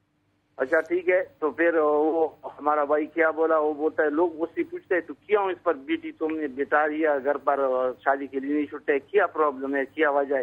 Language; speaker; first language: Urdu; non-native, local second language; Pashto